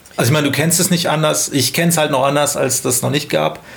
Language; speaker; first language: German; native; German